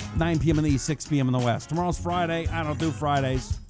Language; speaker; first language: English; native; English